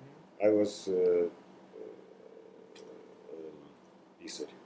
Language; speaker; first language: English; non-native, learner; Russian